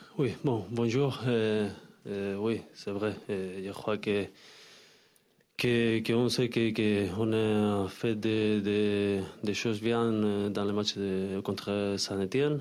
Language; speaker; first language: French; non-native, learner; Spanish